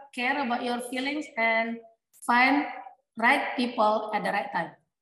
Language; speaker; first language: English; non-native, fluent; Indonesian